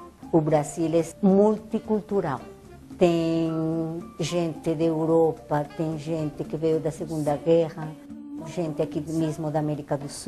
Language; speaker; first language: Portuguese; non-native, fluent; Spanish